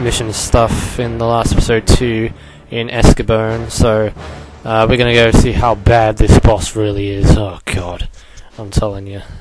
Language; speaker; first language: English; native; English